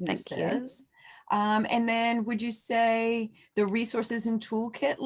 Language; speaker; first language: English; native; English